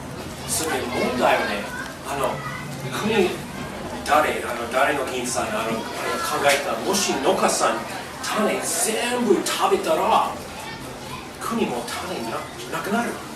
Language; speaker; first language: Japanese; non-native, learner; English